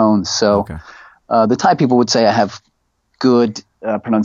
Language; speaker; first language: English; native; English